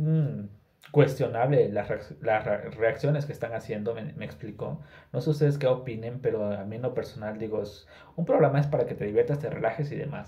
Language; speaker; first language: Spanish; native; Spanish